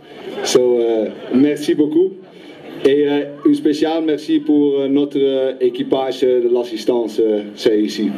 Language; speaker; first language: French; non-native, learner; Dutch